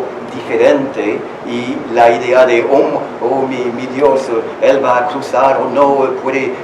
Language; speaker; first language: Spanish; non-native, learner; French